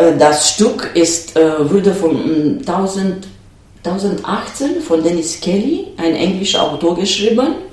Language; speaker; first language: German; non-native, fluent; Romanian